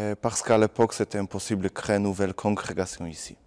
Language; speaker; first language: French; non-native, fluent; Polish